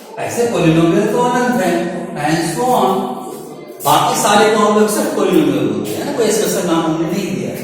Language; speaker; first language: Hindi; native; Hindi